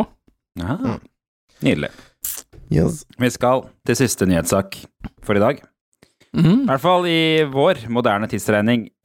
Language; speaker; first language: Norwegian; native; Norwegian